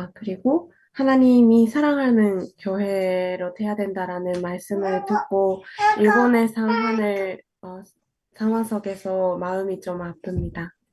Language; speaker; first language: Korean; non-native, fluent; Japanese